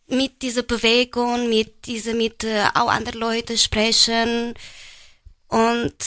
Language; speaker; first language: German; non-native, fluent; Portuguese